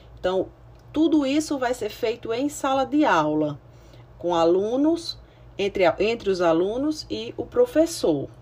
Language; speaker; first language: Portuguese; native; Portuguese